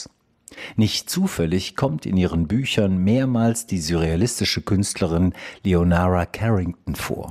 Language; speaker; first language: German; native; German